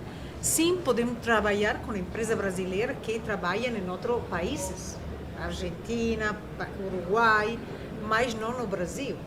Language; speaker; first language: Portuguese; non-native, fluent; Italian